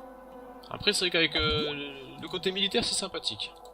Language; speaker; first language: French; native; French